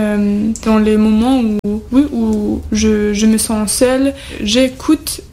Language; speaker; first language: French; non-native, fluent; German